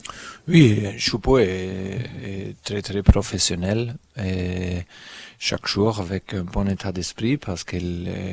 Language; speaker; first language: French; non-native, learner; German